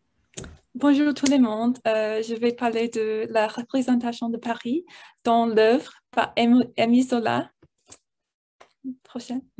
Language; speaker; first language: French; non-native, learner; English